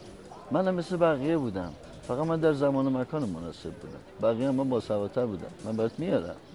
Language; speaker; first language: Persian; native; Persian